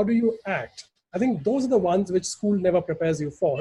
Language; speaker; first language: English; non-native, local second language; Gujarati